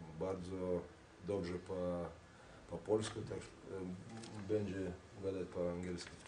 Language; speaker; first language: Polish; non-native, learner; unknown